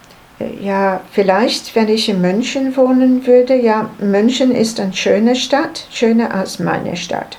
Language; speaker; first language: German; non-native, learner; English